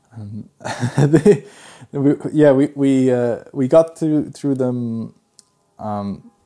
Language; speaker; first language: English; early bilingual, other home language; Pashto